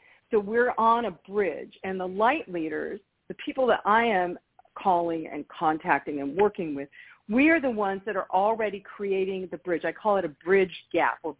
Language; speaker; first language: English; native; English